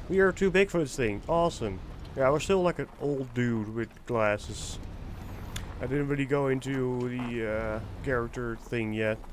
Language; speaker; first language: English; non-native, fluent; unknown